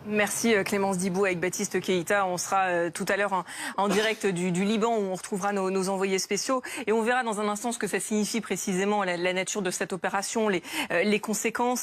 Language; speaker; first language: French; native; French